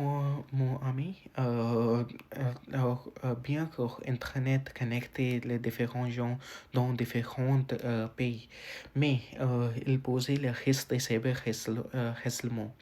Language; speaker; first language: French; non-native, learner; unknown